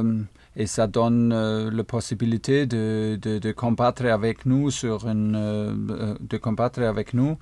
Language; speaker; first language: French; non-native, fluent; German